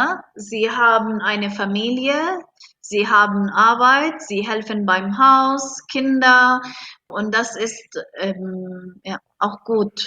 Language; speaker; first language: German; non-native, fluent; Arabic